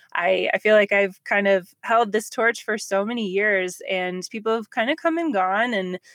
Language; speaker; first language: English; native; English